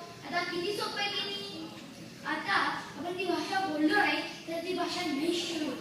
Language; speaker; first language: Marathi; early bilingual, heritage; Marathi